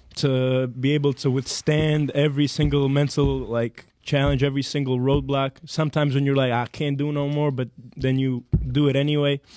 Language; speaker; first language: English; non-native, fluent; Serbian